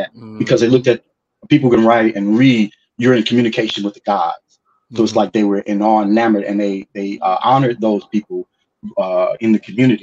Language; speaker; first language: English; native; English